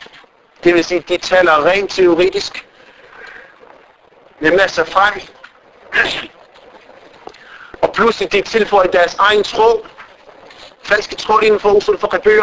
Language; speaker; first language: Danish; non-native, fluent; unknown